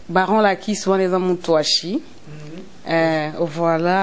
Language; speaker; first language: French; non-native, local second language; Lingala